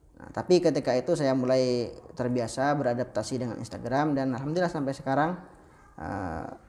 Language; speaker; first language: Indonesian; non-native, local second language; Madurese